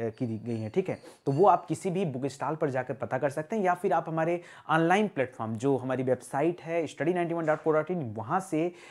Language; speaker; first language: Hindi; native; Hindi